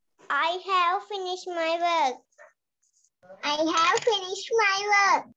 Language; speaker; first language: English; non-native, learner; Sinhala